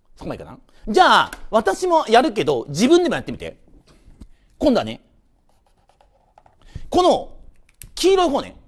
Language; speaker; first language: Japanese; native; Japanese